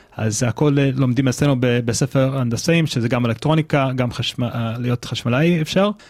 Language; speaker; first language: Hebrew; non-native, fluent; English